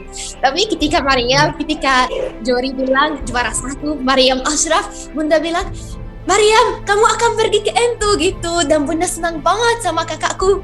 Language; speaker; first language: Indonesian; non-native, fluent; Arabic